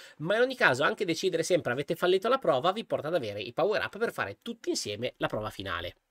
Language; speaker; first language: Italian; native; Italian